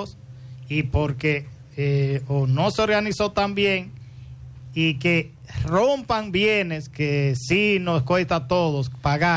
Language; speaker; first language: Spanish; native; Spanish